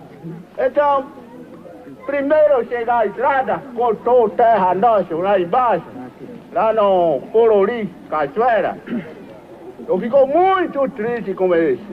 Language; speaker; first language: Portuguese; non-native, local second language; Kayapó